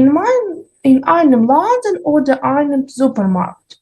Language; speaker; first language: German; non-native, fluent; Ukrainian